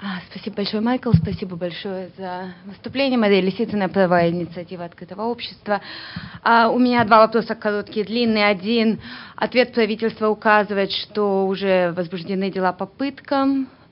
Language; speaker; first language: Russian; native; Russian